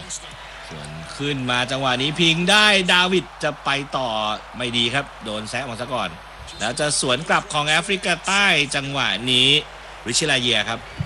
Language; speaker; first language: Thai; native; Thai